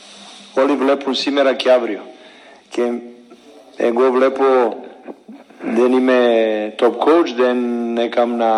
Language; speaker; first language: Greek; non-native, fluent; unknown